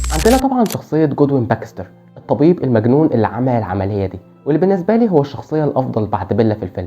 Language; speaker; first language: Arabic; native; Arabic